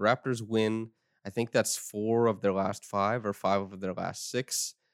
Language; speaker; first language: English; native; English